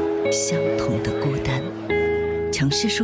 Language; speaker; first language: Chinese; native; Chinese